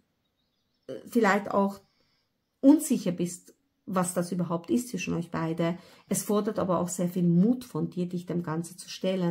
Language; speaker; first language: German; non-native, fluent; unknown